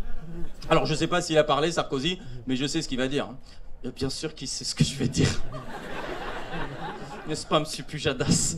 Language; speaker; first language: French; native; French